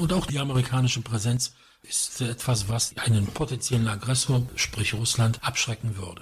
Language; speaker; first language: German; non-native, fluent; Polish